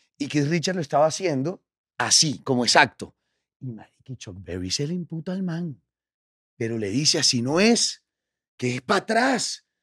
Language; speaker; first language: Spanish; native; Spanish